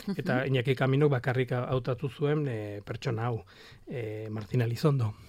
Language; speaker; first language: Basque; non-native, local second language; Spanish